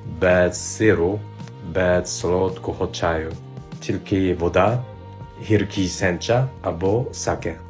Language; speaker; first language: Ukrainian; non-native, fluent; Japanese